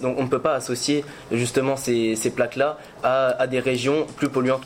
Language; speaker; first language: French; native; French